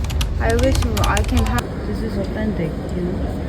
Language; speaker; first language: English; non-native, learner; Korean